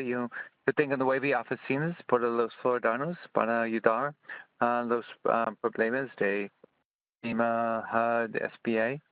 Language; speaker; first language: Spanish; non-native, learner; English